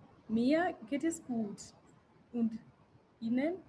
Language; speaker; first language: German; non-native, fluent; Swahili